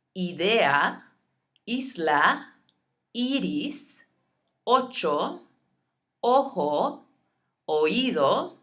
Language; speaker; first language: Spanish; early bilingual, heritage; Spanish